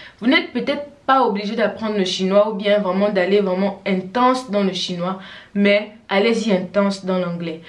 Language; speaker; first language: French; non-native, local second language; Fang